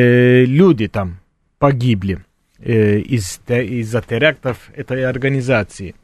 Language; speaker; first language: Russian; non-native, fluent; Turkish